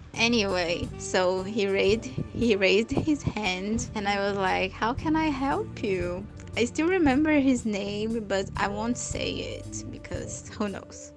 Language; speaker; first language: English; non-native, fluent; Portuguese